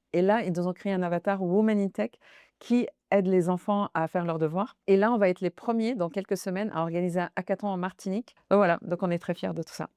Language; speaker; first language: French; early bilingual, other home language; Arabic